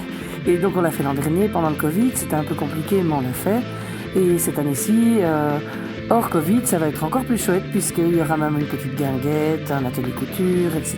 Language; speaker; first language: French; native; French